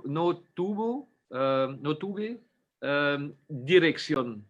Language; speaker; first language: Spanish; non-native, fluent; French